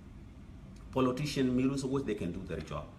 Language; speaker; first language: English; non-native, fluent; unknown